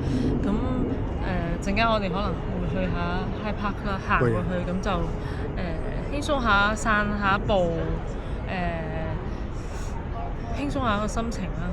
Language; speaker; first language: Cantonese; native; Cantonese